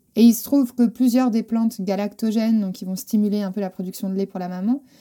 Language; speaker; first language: French; non-native, fluent; Spanish